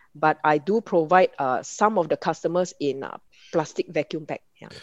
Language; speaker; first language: English; non-native, local second language; Min Nan Chinese